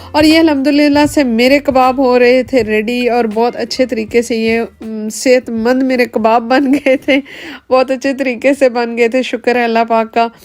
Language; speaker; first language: Urdu; non-native, local second language; Punjabi